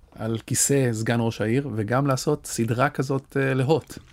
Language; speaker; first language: Hebrew; native; Hebrew